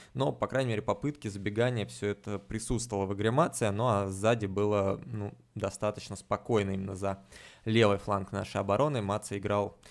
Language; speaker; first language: Russian; native; Russian